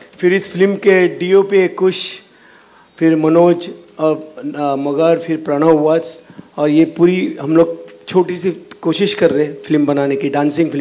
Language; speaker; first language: Hindi; native; Hindi